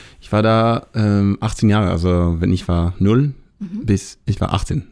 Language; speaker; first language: German; non-native, learner; Hebrew